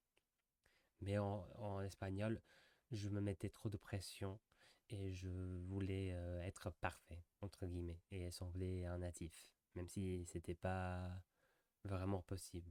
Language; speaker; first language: French; non-native, fluent; English